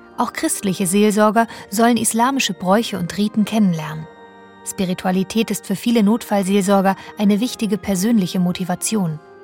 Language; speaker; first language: German; native; German